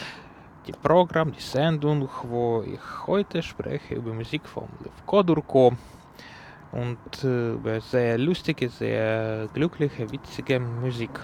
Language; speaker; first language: German; non-native, learner; Ukrainian